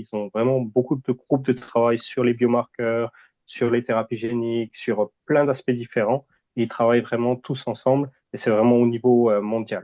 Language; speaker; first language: French; native; French